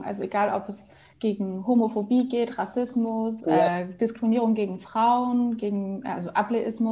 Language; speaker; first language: German; native; German